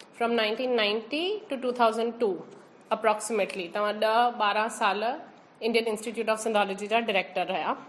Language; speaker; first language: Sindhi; early bilingual, heritage; Sindhi